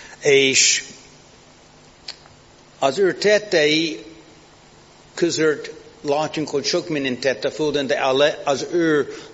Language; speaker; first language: Hungarian; non-native, fluent; English